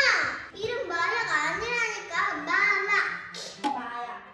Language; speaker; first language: Korean; early bilingual, heritage; Korean